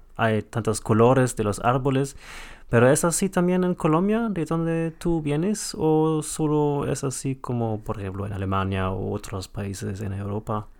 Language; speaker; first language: Spanish; non-native, fluent; German